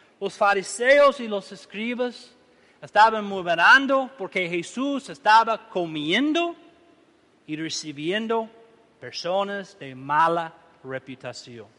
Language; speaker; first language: Spanish; non-native, learner; English